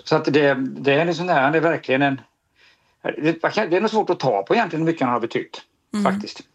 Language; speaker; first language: Swedish; native; Swedish